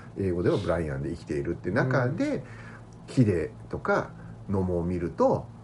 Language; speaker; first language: Japanese; native; Japanese